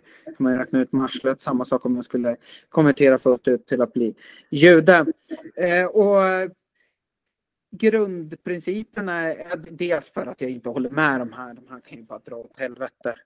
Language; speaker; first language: Swedish; native; Swedish